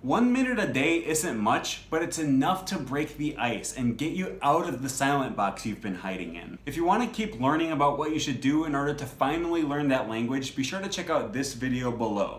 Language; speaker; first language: English; native; English